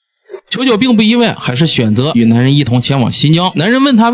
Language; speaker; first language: Chinese; native; Chinese